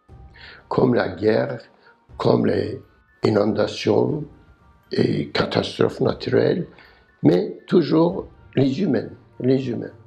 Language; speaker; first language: French; non-native, learner; Turkish